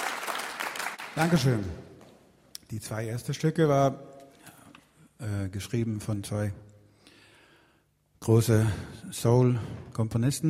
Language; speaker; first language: German; non-native, learner; Swedish